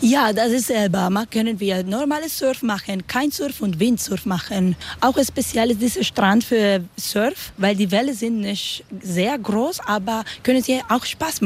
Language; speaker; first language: German; non-native, learner; Spanish